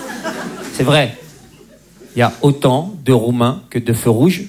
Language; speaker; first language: French; native; French